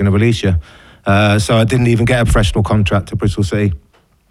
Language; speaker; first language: English; native; English